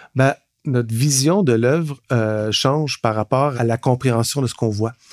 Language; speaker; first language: French; native; French